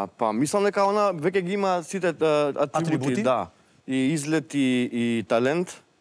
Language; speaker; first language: Macedonian; non-native, local second language; Albanian